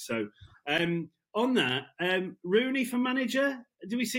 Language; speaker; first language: English; native; English